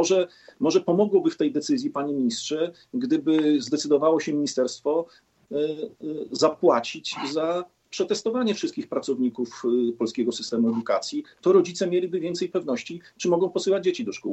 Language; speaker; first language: Polish; native; Polish